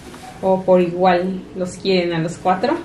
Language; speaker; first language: Spanish; native; Spanish